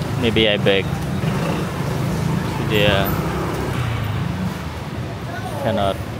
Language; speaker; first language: English; non-native, learner; Khmer